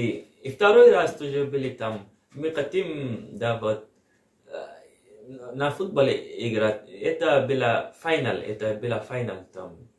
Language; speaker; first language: Russian; non-native, learner; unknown